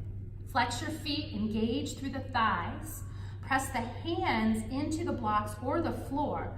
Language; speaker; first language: English; native; English